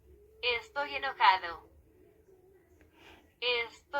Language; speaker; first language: Spanish; non-native, learner; Haitian Creole